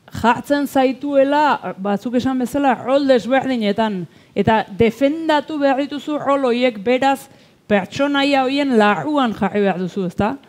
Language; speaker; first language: Basque; native; Basque